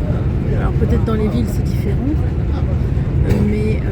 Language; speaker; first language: French; native; French